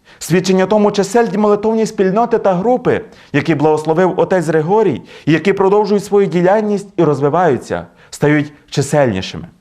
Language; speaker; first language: Ukrainian; native; Ukrainian